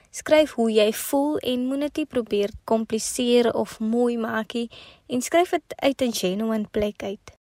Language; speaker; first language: Afrikaans; native; Afrikaans